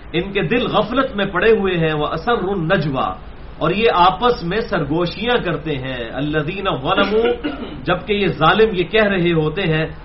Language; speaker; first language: Urdu; non-native, local second language; Punjabi